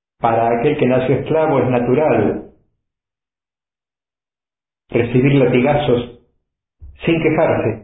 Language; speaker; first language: Spanish; native; Spanish